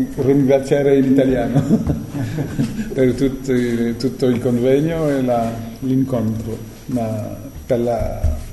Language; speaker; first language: Italian; non-native, learner; French